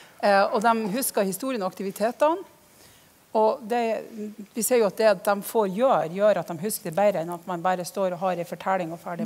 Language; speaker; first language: Norwegian; native; Norwegian